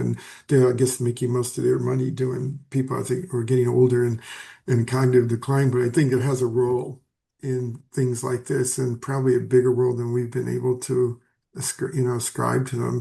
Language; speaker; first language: English; native; English